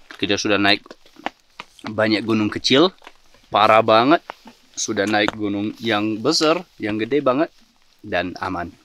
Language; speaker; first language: Indonesian; non-native, fluent; English